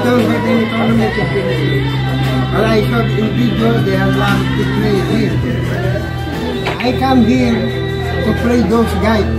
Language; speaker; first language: English; non-native, learner; Filipino